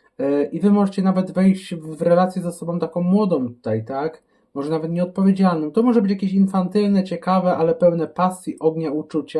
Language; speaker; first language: Polish; native; Polish